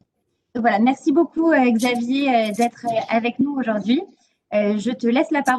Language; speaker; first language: French; native; French